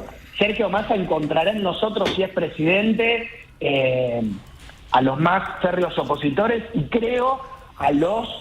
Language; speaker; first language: Spanish; native; Spanish